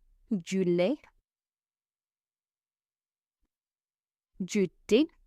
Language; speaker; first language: French; non-native, fluent; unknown